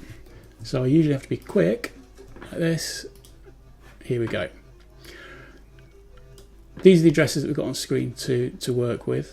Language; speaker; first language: English; native; English